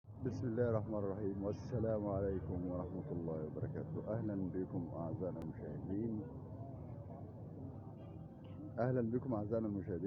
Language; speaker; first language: Arabic; native; Arabic